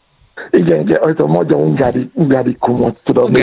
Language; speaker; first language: Hungarian; non-native, learner; Yoruba